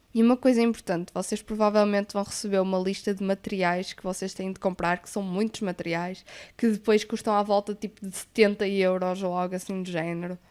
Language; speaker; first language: Portuguese; native; Portuguese